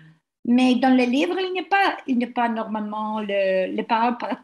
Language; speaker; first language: French; non-native, learner; Italian